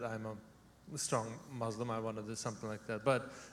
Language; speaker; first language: English; non-native, fluent; Uzbek